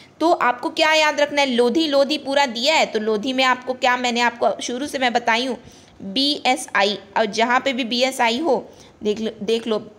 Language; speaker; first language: Hindi; native; Hindi